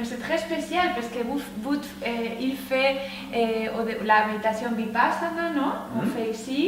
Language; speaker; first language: French; non-native, learner; Spanish